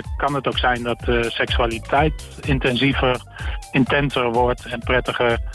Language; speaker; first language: Dutch; native; Dutch